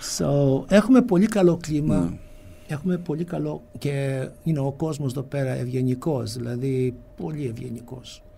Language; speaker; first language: Greek; early bilingual, heritage; Greek